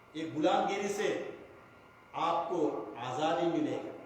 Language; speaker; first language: Hindi; non-native, local second language; Telugu